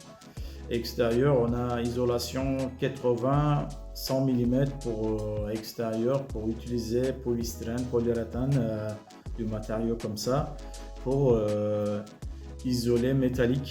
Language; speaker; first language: French; non-native, learner; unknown